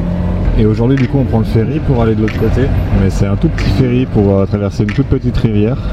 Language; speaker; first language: French; native; French